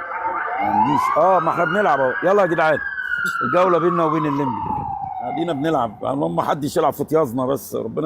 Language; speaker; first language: Arabic; native; Arabic